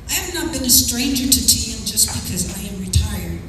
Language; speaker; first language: English; native; English